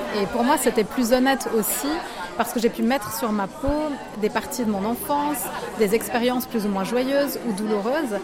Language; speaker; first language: French; native; French